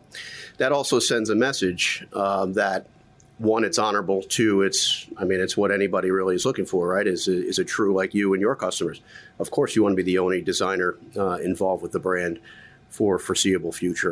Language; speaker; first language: English; native; English